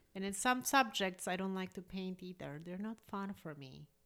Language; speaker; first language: English; early bilingual, other home language; Polish